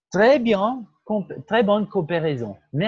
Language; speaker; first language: French; non-native, fluent; Portuguese